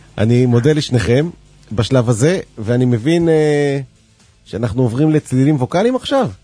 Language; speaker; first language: Hebrew; native; Hebrew